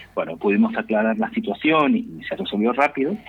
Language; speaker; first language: Spanish; native; Spanish